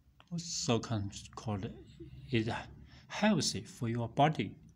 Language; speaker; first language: English; non-native, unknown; Chinese